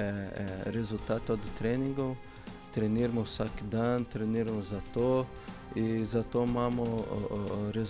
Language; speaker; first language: Slovenian; non-native, learner; Portuguese